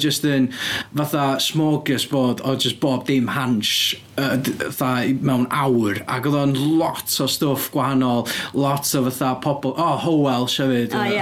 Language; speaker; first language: Welsh; native; Welsh